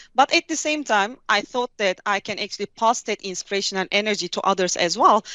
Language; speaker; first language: English; non-native, fluent; Turkish